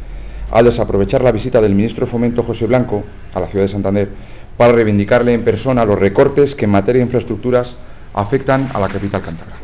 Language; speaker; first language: Spanish; native; Spanish